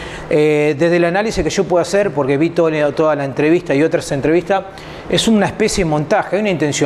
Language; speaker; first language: Spanish; native; Spanish